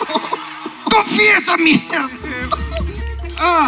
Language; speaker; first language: Spanish; native; Spanish